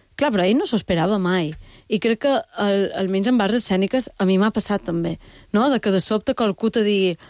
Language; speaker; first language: Catalan; native; Catalan